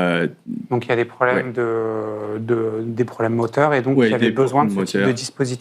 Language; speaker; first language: French; native; French